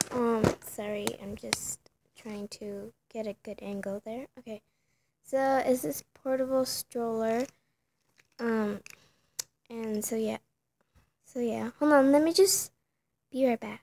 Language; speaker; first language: English; native; English